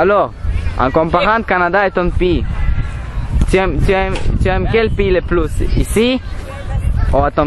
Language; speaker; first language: French; non-native, learner; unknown